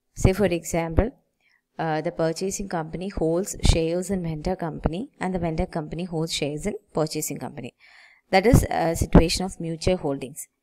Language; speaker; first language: English; non-native, local second language; Malayalam